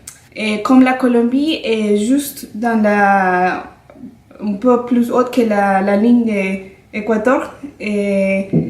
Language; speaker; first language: French; non-native, fluent; Spanish